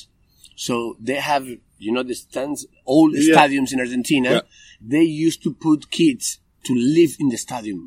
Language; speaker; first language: English; non-native, fluent; Spanish